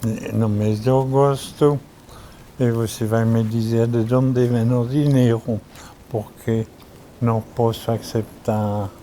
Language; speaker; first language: Portuguese; non-native, fluent; French